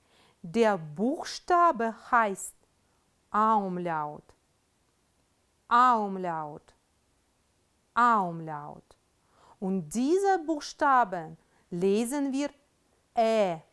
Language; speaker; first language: German; non-native, fluent; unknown